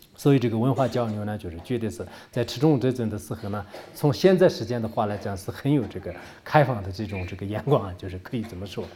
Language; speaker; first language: Chinese; non-native, local second language; Tibetan